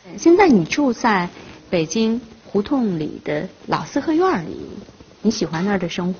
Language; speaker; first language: Chinese; native; Chinese